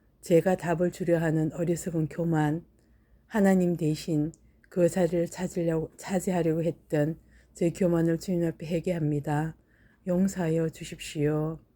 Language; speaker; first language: Korean; native; Korean